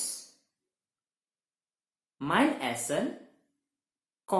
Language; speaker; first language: German; non-native, learner; Indonesian